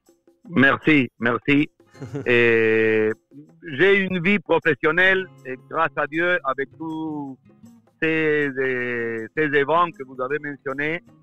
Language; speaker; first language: French; non-native, fluent; Spanish